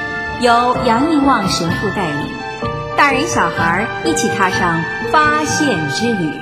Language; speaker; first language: Chinese; native; Chinese